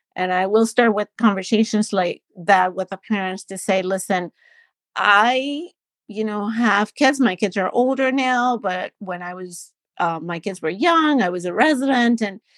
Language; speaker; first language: English; non-native, fluent; Spanish